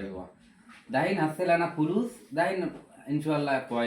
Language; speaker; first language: Arabic; non-native, learner; Bangla